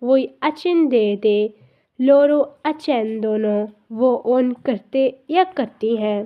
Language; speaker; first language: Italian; non-native, fluent; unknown